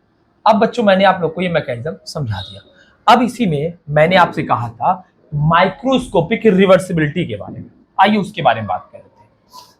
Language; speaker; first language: Hindi; native; Hindi